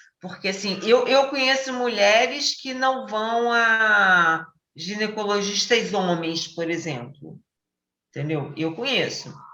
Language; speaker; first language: Portuguese; native; Portuguese